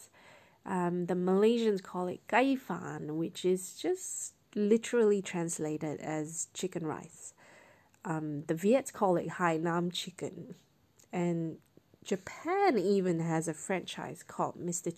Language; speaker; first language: English; non-native, local second language; Cantonese